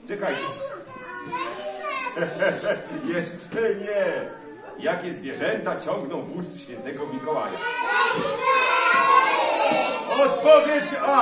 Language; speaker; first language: Polish; native; Polish